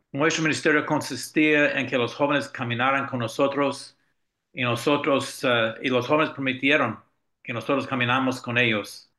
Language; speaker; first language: Spanish; non-native, fluent; English